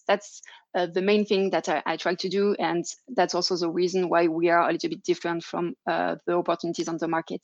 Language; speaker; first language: English; non-native, fluent; French